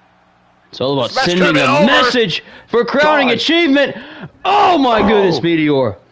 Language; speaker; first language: English; native; English